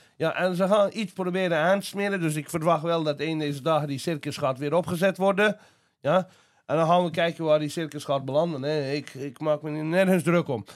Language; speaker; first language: Dutch; non-native, fluent; Azerbaijani